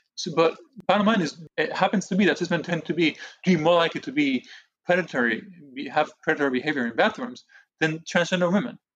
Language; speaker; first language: English; early bilingual, other home language; Hebrew